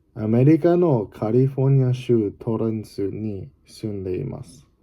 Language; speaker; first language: Japanese; non-native, learner; English